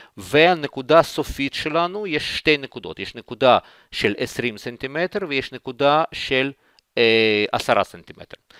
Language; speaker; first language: Hebrew; non-native, fluent; Russian